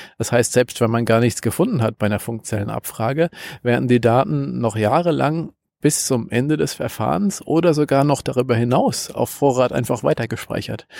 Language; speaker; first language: German; native; German